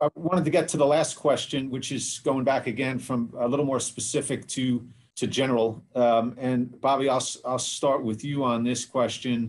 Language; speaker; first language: English; native; English